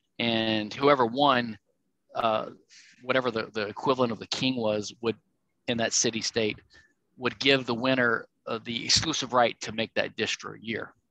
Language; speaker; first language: English; native; English